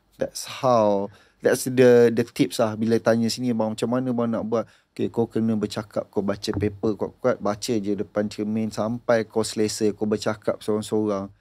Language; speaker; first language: Malay; native; Malay